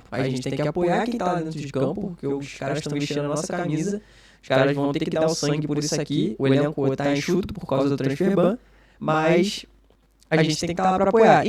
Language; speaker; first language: Portuguese; native; Portuguese